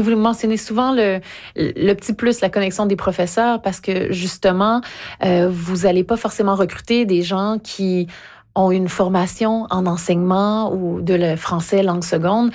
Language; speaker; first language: French; native; French